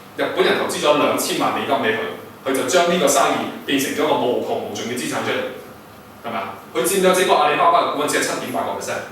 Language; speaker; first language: Cantonese; early bilingual, heritage; Cantonese